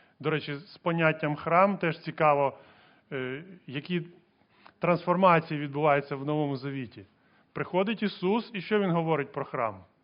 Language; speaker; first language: Ukrainian; non-native, local second language; Russian